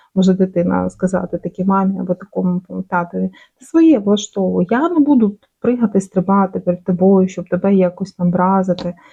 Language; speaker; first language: Ukrainian; non-native, local second language; Russian